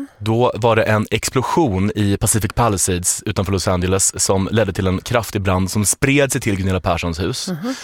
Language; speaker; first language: Swedish; native; Swedish